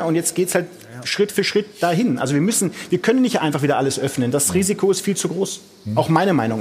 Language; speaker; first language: German; native; German